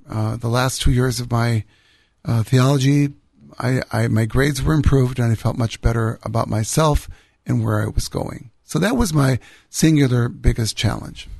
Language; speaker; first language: English; native; English